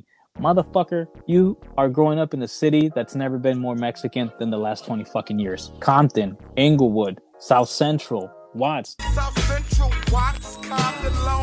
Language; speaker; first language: English; early bilingual, other home language; Spanish